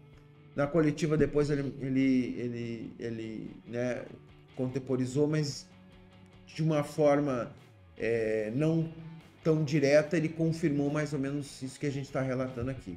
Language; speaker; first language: Portuguese; native; Portuguese